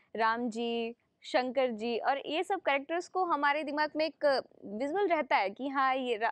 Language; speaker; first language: Hindi; native; Hindi